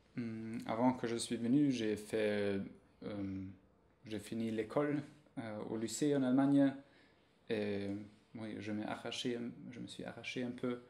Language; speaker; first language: French; non-native, fluent; German